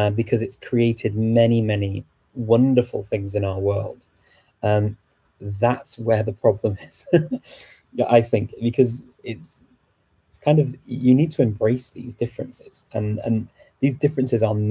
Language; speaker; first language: English; native; English